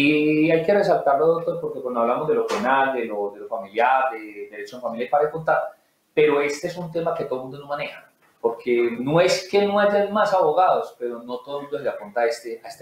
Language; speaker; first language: Spanish; native; Spanish